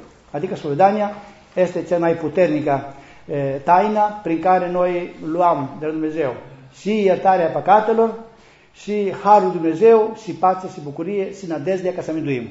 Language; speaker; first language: Romanian; non-native, learner; Greek